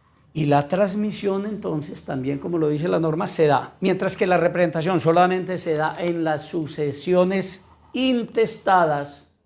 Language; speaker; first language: Spanish; native; Spanish